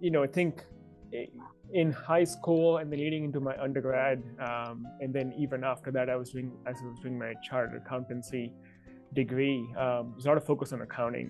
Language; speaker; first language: English; non-native, local second language; Hindi